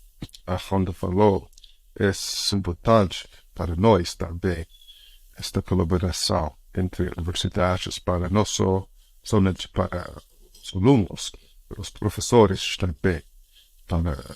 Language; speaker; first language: Portuguese; non-native, fluent; English